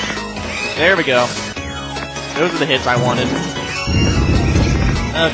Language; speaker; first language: English; native; English